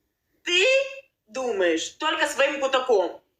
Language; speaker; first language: Russian; non-native, learner; Uzbek